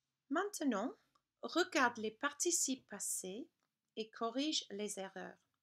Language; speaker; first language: French; non-native, fluent; English